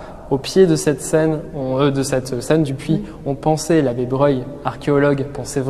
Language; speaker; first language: French; native; French